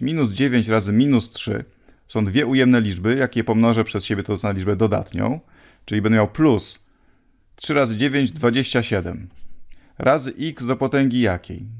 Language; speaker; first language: Polish; native; Polish